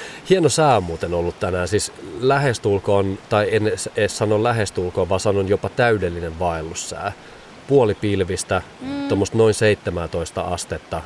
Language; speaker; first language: Finnish; native; Finnish